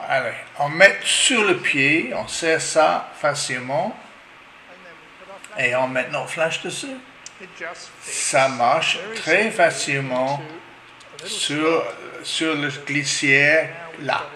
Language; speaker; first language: French; non-native, learner; English